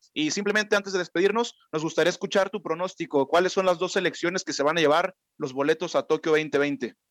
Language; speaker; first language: Spanish; native; Spanish